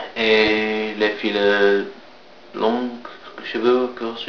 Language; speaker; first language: French; non-native, learner; English